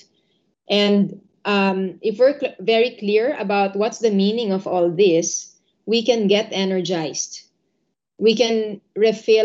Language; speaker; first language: English; non-native, local second language; Filipino